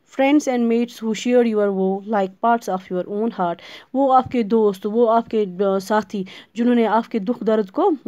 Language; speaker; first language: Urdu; non-native, local second language; Kashmiri